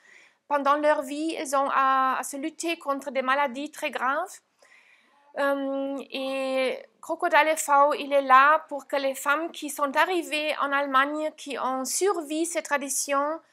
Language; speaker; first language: French; non-native, fluent; German